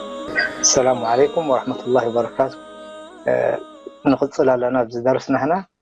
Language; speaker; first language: Arabic; non-native, fluent; Tigrinya